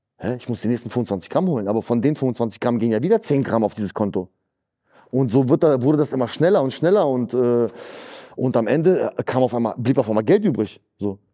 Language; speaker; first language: German; early bilingual, other home language; Russian